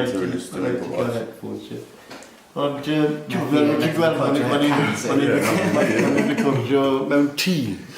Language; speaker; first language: Welsh; native; Welsh